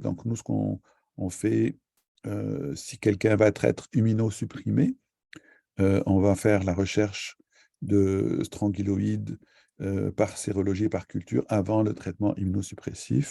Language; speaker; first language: French; native; French